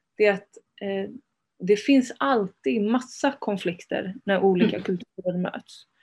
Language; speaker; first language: Swedish; early bilingual, other home language; Spanish